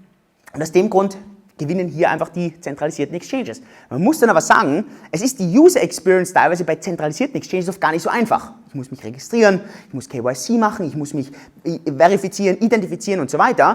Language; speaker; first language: German; native; German